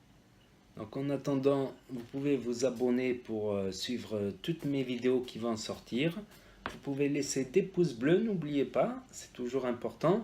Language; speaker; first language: French; native; French